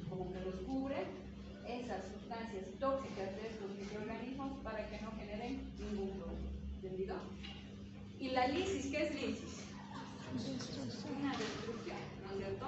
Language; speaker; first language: Spanish; native; Spanish